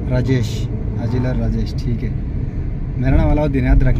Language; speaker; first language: Hindi; non-native, learner; Bangla